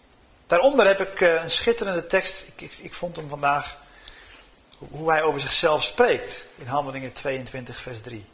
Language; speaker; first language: Dutch; native; Dutch